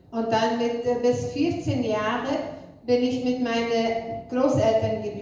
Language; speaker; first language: German; non-native, fluent; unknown